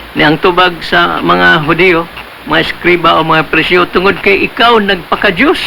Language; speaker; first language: Cebuano; native; Cebuano